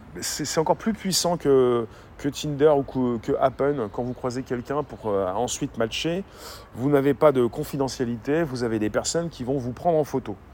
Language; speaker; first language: French; native; French